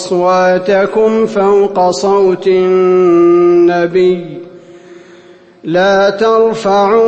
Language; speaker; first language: Arabic; native; Arabic